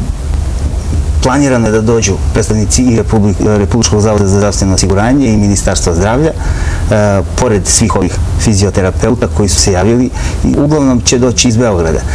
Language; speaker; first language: Serbian; native; Serbian